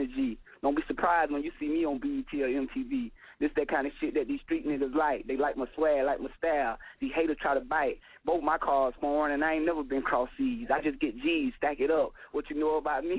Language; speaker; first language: English; native; English